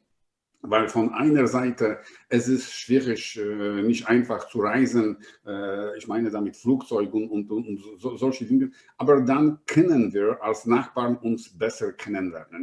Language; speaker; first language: German; non-native, fluent; Polish